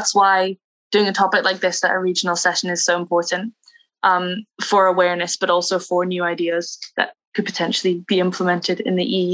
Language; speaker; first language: English; native; English